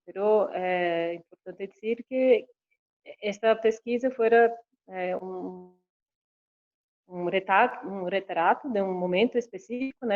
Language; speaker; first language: Spanish; non-native, learner; Portuguese